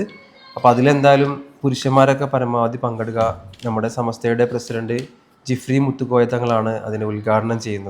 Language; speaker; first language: Malayalam; native; Malayalam